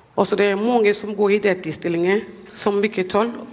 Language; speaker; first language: Norwegian; non-native, fluent; English